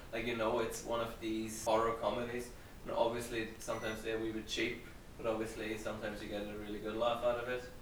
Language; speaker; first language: English; non-native, fluent; German